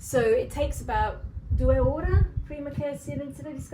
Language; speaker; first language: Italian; non-native, learner; English